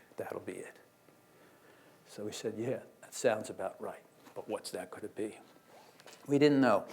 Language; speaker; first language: English; native; English